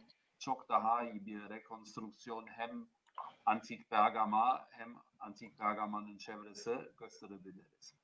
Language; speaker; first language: Turkish; non-native, fluent; German